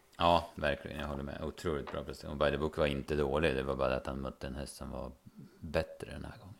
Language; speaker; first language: Swedish; native; Swedish